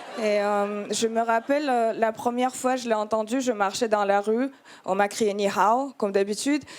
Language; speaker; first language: French; non-native, fluent; Russian